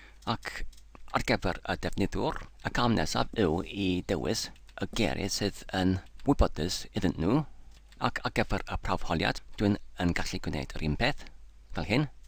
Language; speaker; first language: Welsh; non-native, learner; English